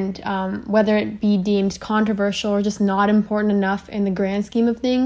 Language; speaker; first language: English; native; English